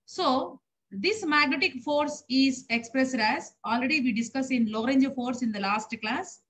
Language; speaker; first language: English; non-native, local second language; Telugu